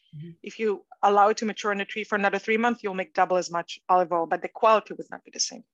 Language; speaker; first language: English; non-native, fluent; Hebrew